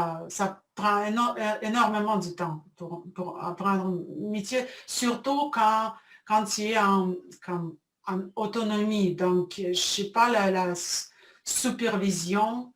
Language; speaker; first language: French; non-native, fluent; Russian